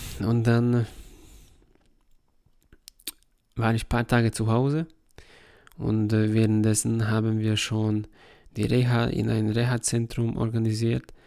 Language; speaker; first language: German; non-native, fluent; Hungarian